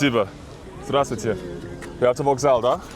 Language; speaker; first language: Russian; non-native, learner; English